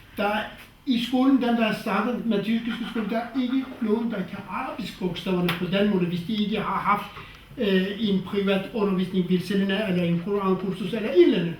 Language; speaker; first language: Danish; non-native, fluent; Kurdish